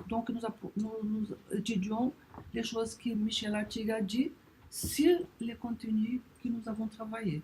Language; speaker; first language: French; non-native, learner; Portuguese